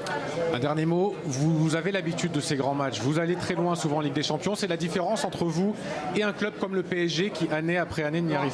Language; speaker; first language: French; native; French